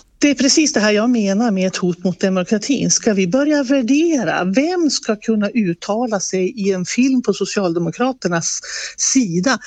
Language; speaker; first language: Swedish; native; Swedish